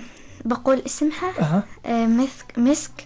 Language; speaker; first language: Arabic; non-native, learner; Persian